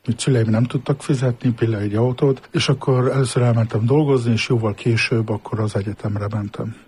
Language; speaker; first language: Hungarian; early bilingual, heritage; Hungarian